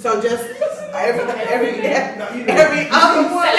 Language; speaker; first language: English; native; English